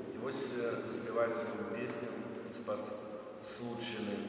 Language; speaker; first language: Russian; non-native, local second language; Belarusian